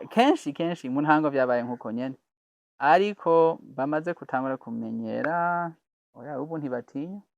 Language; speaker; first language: Rundi; non-native, fluent; English